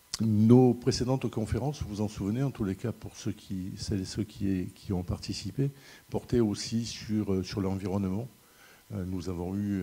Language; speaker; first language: French; native; French